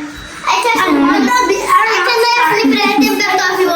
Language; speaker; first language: Romanian; early bilingual, heritage; Romanian